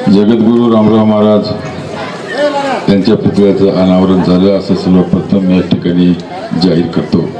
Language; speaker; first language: Marathi; non-native, local second language; Lambadi